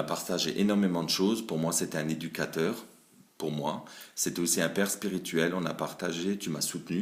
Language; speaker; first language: French; native; French